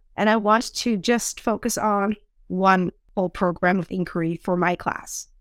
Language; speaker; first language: English; non-native, fluent; Dutch